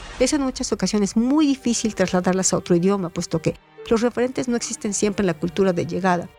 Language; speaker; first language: Spanish; native; Spanish